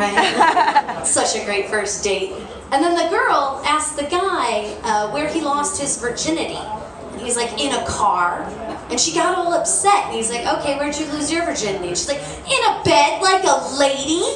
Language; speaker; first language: English; native; English